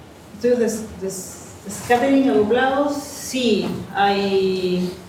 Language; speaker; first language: Spanish; native; Spanish